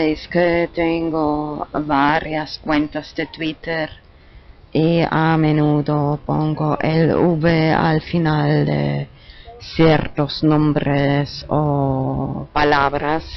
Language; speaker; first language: Spanish; non-native, fluent; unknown